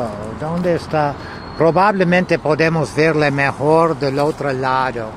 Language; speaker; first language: Spanish; non-native, learner; English